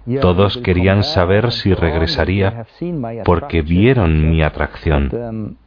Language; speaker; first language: Spanish; non-native, fluent; German